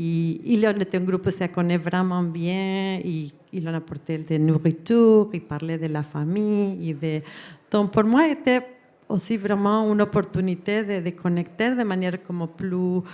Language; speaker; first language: French; non-native, fluent; Spanish